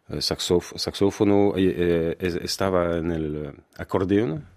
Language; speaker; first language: Spanish; non-native, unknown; French